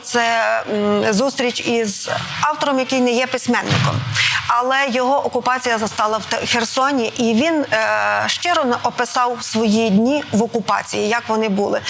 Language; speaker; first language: Ukrainian; native; Ukrainian